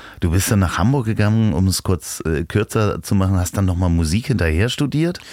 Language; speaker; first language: German; native; German